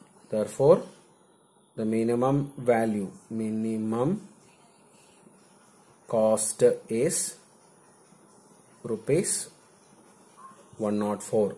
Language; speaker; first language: English; non-native, local second language; Malayalam